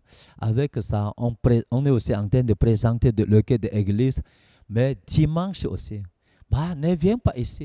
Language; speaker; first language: French; non-native, learner; Korean